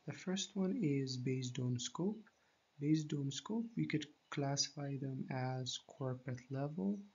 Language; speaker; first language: English; non-native, local second language; Amharic